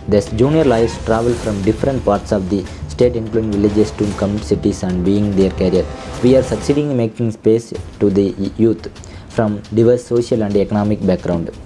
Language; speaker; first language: English; non-native, local second language; Tamil